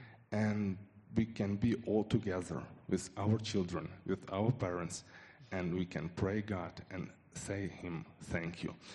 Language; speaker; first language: English; non-native, fluent; Ukrainian